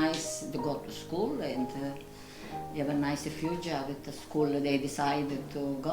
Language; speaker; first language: English; non-native, fluent; Italian